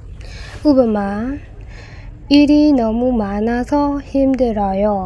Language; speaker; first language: Korean; non-native, fluent; Burmese